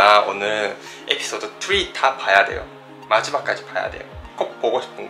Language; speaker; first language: Korean; non-native, fluent; Japanese